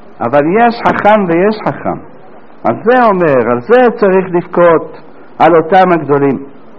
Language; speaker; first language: Hebrew; native; Hebrew